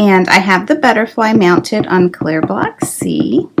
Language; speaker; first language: English; native; English